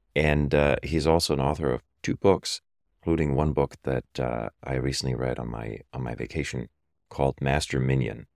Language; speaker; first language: English; non-native, fluent; German